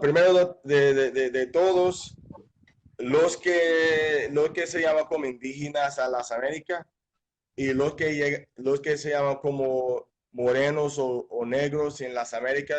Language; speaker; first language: Spanish; non-native, fluent; English